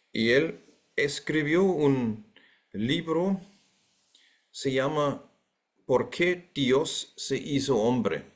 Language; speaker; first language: Spanish; non-native, fluent; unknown